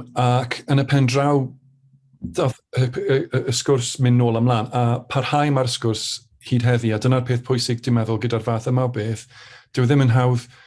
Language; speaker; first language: Welsh; native; Welsh